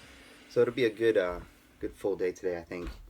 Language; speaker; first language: English; native; English